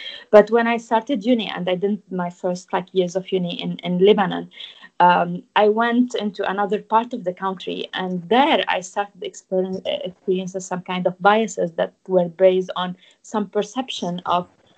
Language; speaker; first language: English; non-native, fluent; Arabic